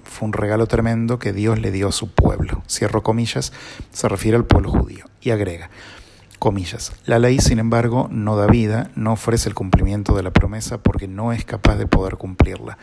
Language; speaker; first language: Spanish; native; Spanish